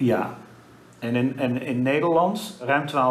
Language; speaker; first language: Dutch; native; Dutch